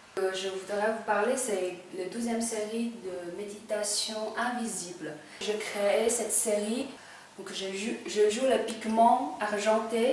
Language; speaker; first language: French; non-native, fluent; Chinese